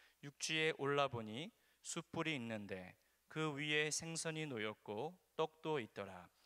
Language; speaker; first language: Korean; native; Korean